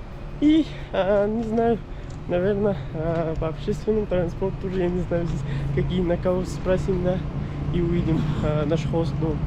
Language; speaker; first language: Russian; non-native, learner; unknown